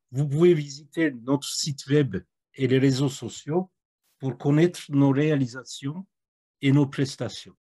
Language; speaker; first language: French; native; French